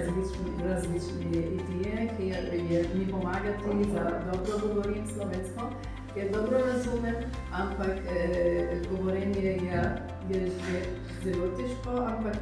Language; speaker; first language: Slovenian; non-native, learner; Arabic